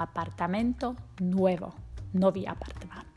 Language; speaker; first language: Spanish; non-native, fluent; Slovak